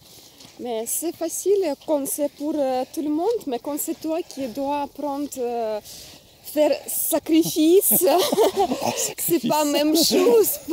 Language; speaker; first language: French; non-native, learner; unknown